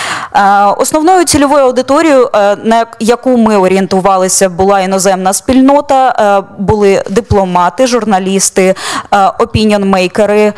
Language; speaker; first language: Ukrainian; native; Ukrainian